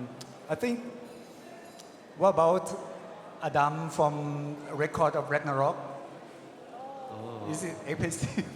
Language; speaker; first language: English; non-native, learner; Thai